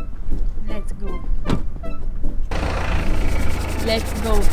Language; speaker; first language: English; non-native, learner; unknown